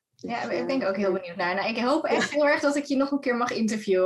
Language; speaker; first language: Dutch; native; Dutch